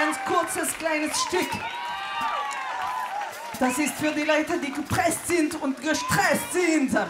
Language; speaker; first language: German; non-native, local second language; French